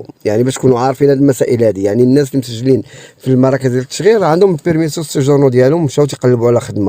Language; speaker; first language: Arabic; native; Arabic